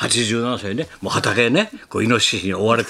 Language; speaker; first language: Japanese; native; Japanese